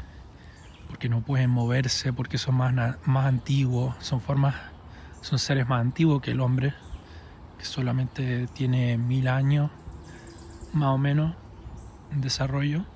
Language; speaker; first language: Spanish; early bilingual, heritage; English